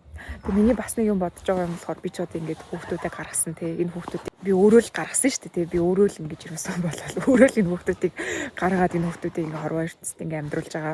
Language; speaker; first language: Mongolian; native; Mongolian